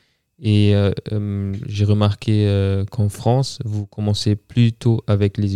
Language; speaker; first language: French; non-native, fluent; German